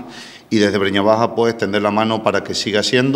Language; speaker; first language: Spanish; native; Spanish